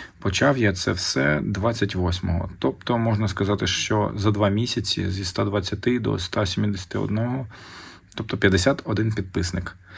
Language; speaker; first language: Ukrainian; non-native, local second language; Russian